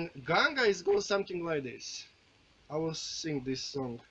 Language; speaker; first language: English; non-native, learner; Croatian